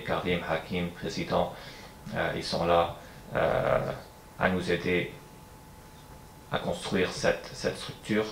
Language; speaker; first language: French; non-native, fluent; English